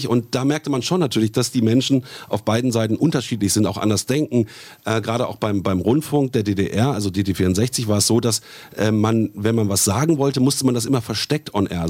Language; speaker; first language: German; native; German